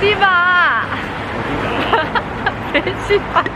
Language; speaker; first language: Korean; non-native, fluent; Chinese